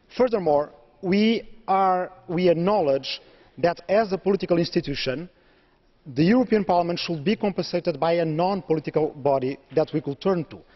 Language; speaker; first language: English; non-native, fluent; Portuguese